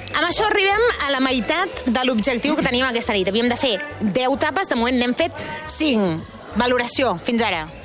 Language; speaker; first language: Catalan; native; Catalan